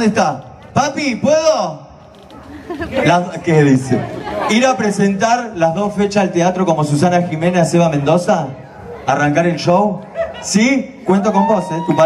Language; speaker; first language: Spanish; native; Spanish